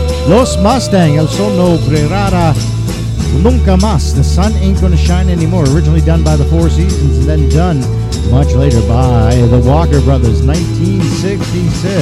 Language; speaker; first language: English; native; English